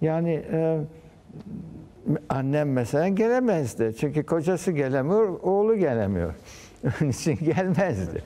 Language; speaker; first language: Turkish; early bilingual, heritage; Turkish